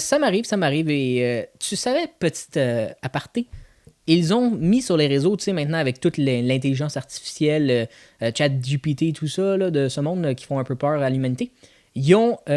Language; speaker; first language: French; native; French